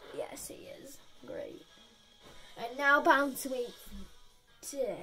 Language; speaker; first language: English; native; English